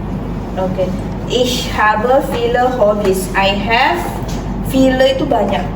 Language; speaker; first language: German; non-native, fluent; Indonesian